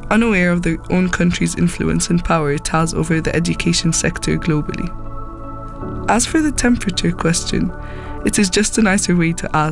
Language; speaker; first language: English; native; English